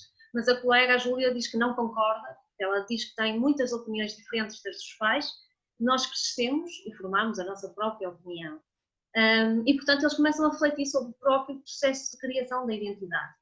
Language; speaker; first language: Portuguese; native; Portuguese